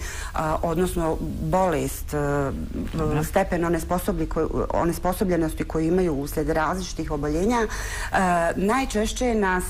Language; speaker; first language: Bosnian; native; Bosnian